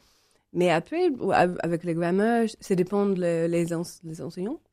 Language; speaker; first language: French; non-native, learner; English